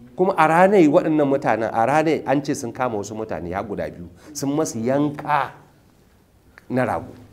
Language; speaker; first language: Hausa; native; Hausa